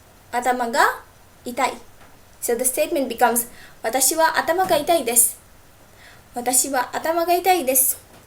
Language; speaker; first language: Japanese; non-native, fluent; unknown